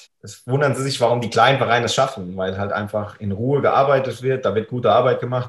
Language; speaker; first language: German; native; German